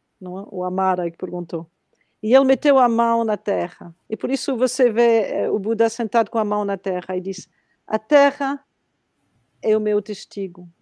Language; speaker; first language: Portuguese; non-native, fluent; Spanish